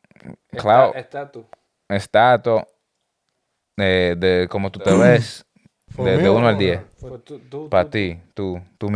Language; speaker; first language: Spanish; early bilingual, heritage; Spanish